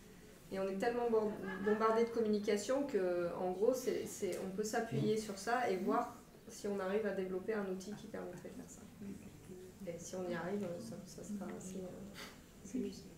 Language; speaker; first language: French; native; French